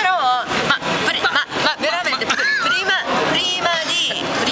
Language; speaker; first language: Italian; non-native, learner; Japanese